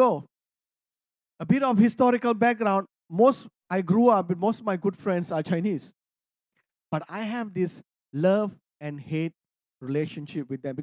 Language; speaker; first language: English; non-native, local second language; Tamil